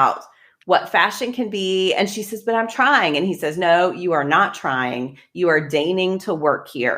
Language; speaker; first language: English; native; English